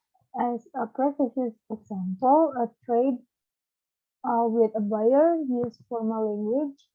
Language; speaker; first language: English; non-native, learner; Balinese